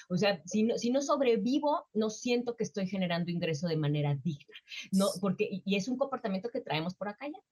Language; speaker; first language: Spanish; native; Spanish